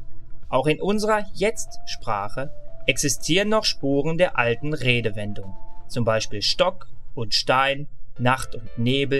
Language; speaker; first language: German; native; German